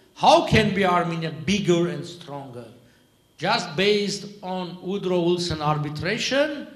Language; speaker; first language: English; non-native, fluent; Armenian